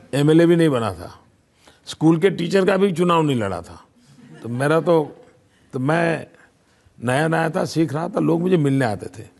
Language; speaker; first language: Hindi; non-native, local second language; Gujarati